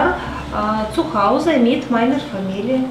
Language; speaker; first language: German; non-native, learner; Russian